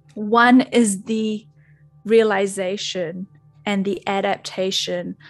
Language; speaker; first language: English; native; English